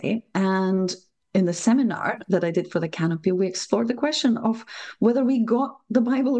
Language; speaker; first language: English; non-native, fluent; Lithuanian